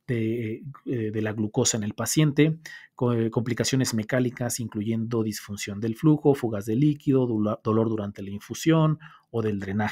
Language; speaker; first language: Spanish; native; Spanish